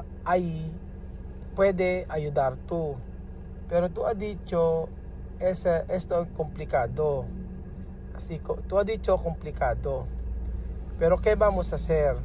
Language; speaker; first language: Spanish; non-native, learner; Filipino